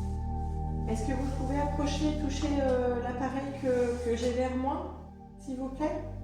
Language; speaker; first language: French; native; French